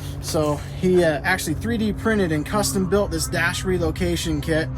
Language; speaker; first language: English; native; English